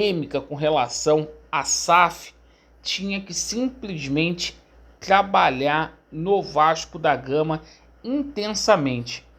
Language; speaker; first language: Portuguese; native; Portuguese